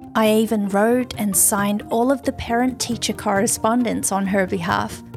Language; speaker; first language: English; early bilingual, other home language; Chinese